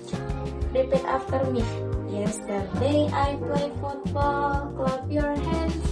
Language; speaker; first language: English; non-native, learner; Indonesian